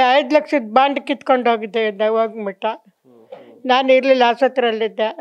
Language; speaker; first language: Kannada; non-native, local second language; Telugu